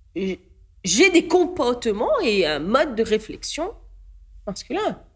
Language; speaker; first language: French; non-native, local second language; Morisyen